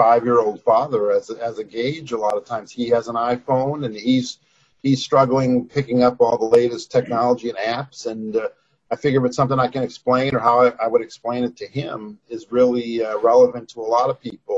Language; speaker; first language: English; native; English